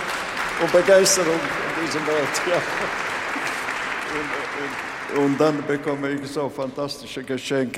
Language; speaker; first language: German; non-native, fluent; Latvian